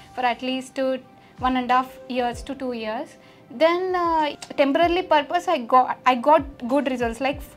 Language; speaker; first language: English; non-native, local second language; Telugu